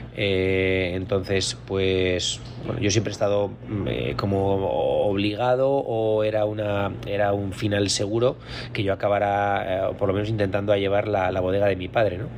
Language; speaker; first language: Spanish; native; Spanish